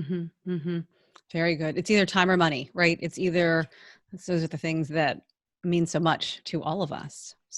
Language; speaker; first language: English; native; English